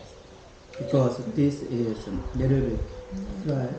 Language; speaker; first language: English; non-native, learner; Korean